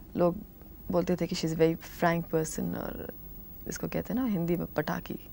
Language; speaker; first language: Hindi; non-native, local second language; Telugu